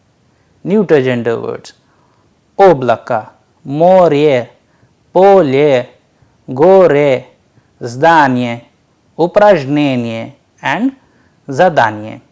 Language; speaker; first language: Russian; non-native, fluent; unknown